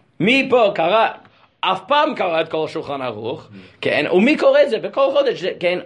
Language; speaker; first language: Hebrew; non-native, fluent; English